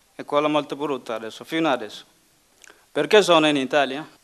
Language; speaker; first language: Italian; non-native, learner; Masai